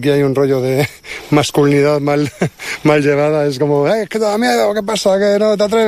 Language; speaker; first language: Spanish; native; Spanish